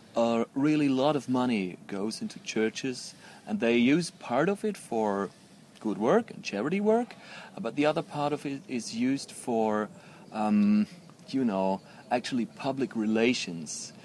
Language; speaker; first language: English; non-native, fluent; German